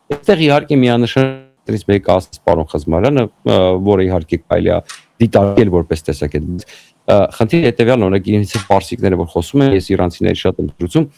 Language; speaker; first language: Armenian; native; Armenian